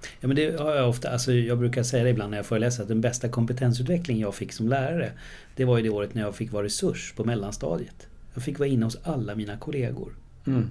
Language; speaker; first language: Swedish; native; Swedish